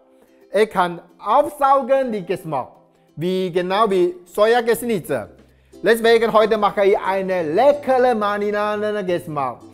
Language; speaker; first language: German; non-native, learner; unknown